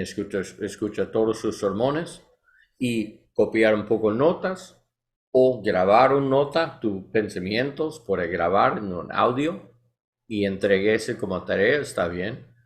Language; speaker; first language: Spanish; non-native, learner; English